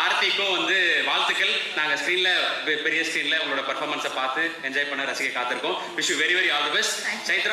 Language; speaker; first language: Tamil; native; Tamil